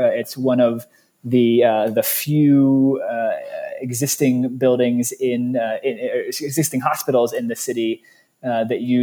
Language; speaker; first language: English; native; English